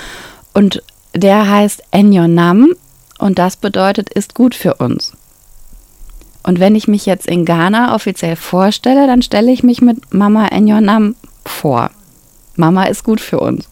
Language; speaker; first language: German; native; German